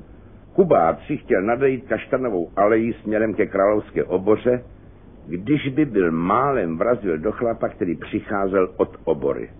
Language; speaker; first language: Czech; native; Czech